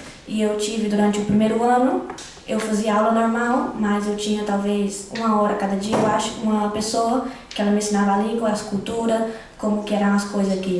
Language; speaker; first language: Portuguese; early bilingual, other home language; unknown